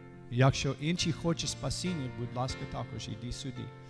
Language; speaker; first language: Ukrainian; non-native, learner; English